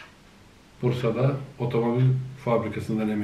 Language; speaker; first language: Turkish; native; Turkish